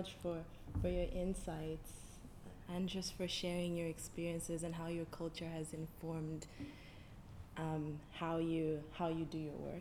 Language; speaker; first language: English; non-native, local second language; Nyanja